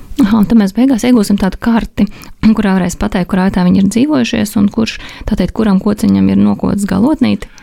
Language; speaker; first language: Latvian; native; Latvian